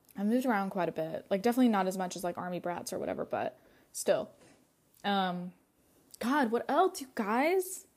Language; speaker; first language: English; early bilingual, other home language; Russian